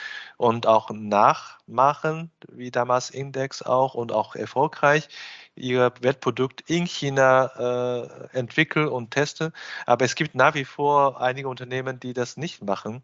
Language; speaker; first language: German; non-native, fluent; Chinese